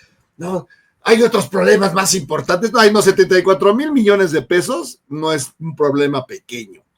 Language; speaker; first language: Spanish; native; Spanish